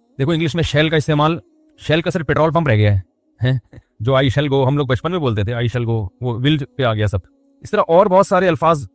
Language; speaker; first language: Urdu; native; Urdu